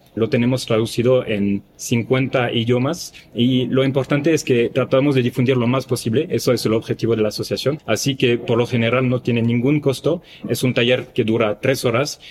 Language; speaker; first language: Spanish; non-native, fluent; French